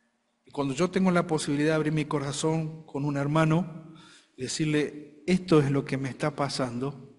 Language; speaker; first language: Spanish; native; Spanish